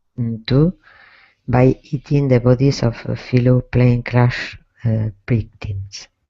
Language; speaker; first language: English; non-native, learner; Spanish